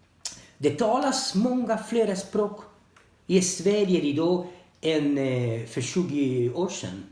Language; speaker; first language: Swedish; non-native, learner; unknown